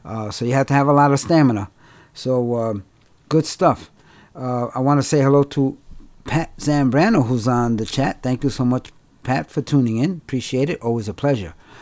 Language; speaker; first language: English; native; English